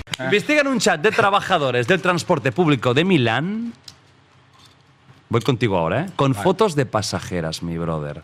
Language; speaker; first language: Spanish; native; Spanish